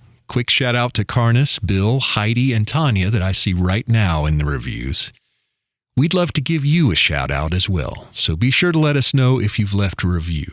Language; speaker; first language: English; native; English